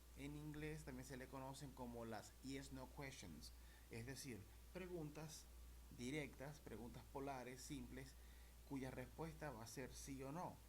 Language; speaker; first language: Spanish; native; Spanish